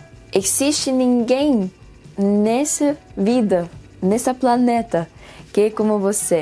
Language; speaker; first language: Portuguese; non-native, fluent; Spanish